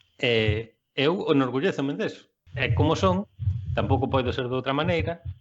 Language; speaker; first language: Galician; non-native, local second language; Spanish